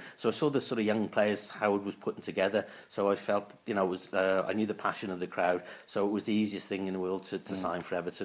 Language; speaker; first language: English; native; English